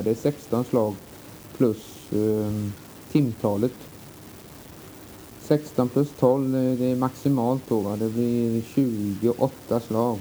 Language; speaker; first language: Swedish; native; Swedish